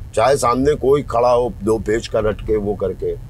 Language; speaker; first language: Hindi; native; Hindi